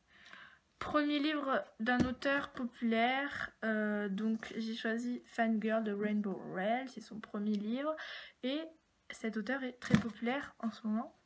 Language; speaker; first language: French; native; French